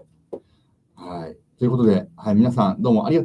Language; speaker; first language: Japanese; native; Japanese